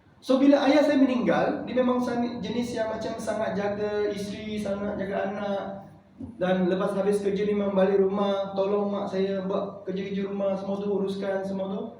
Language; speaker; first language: Malay; non-native, local second language; Chinese